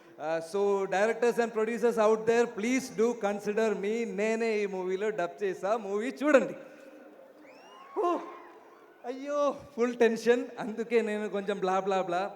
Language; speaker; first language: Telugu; non-native, learner; Malayalam